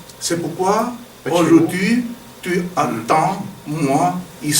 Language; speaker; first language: French; non-native, learner; Chinese